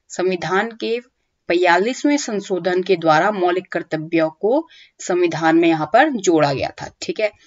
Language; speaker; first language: Hindi; native; Hindi